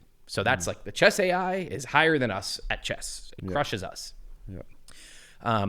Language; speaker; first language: English; native; English